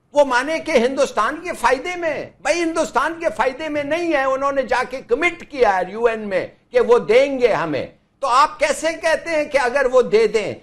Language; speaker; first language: Urdu; native; Urdu